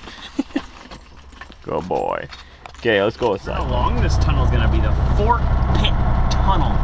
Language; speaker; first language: English; native; English